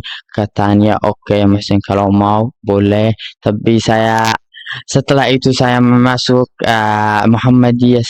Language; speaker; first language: Indonesian; non-native, learner; Arabic